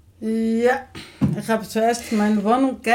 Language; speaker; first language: German; non-native, learner; Somali